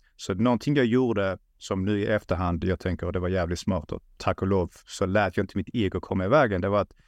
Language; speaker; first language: Swedish; early bilingual, other home language; Russian